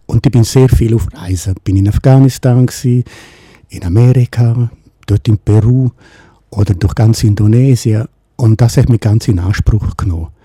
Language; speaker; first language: German; non-native, local second language; Romansh